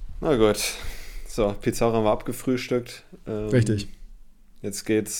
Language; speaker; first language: German; native; German